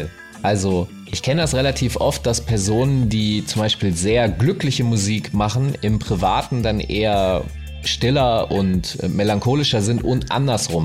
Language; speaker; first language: German; native; German